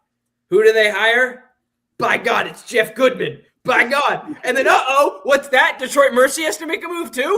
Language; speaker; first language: English; native; English